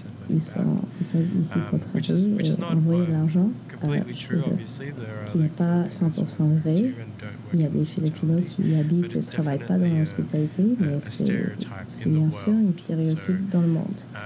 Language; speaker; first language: French; non-native, learner; English